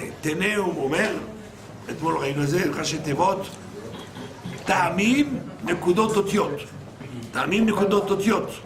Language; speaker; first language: Hebrew; non-native, fluent; French